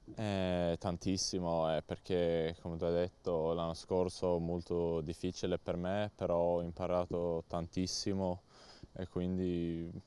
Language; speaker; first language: Italian; non-native, learner; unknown